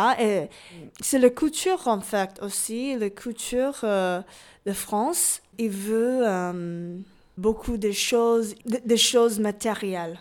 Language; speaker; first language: French; non-native, learner; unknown